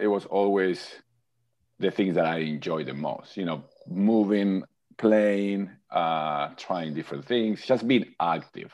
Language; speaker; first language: English; non-native, fluent; Spanish